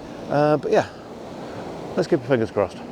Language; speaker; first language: English; native; English